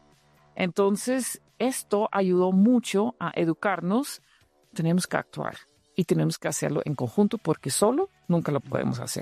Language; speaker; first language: Spanish; non-native, fluent; Dutch